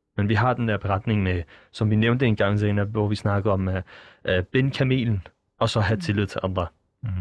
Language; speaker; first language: Danish; early bilingual, other home language; Arabic